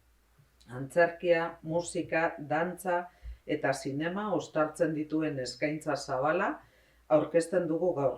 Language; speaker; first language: Basque; native; Basque